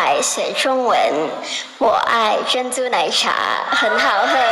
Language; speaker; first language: Chinese; non-native, learner; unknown